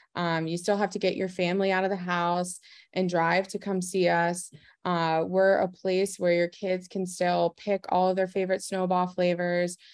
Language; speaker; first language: English; native; English